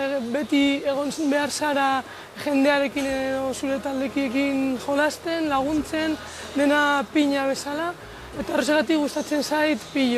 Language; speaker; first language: Basque; non-native, local second language; Spanish